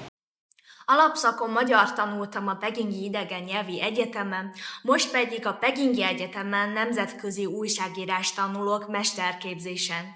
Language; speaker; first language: Hungarian; non-native, fluent; Chinese